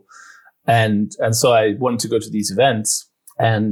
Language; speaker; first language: English; non-native, fluent; Danish